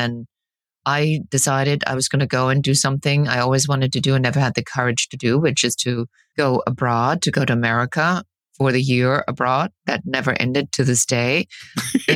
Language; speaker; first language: English; non-native, fluent; German